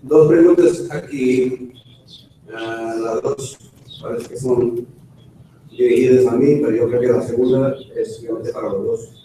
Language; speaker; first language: Spanish; non-native, fluent; English